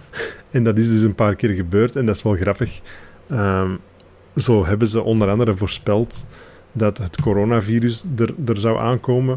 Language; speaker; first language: Dutch; native; Dutch